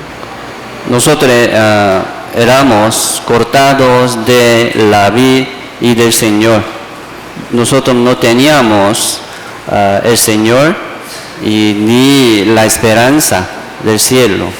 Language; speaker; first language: Spanish; non-native, fluent; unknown